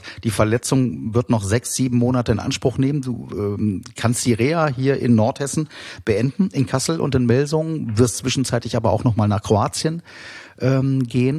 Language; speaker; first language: German; native; German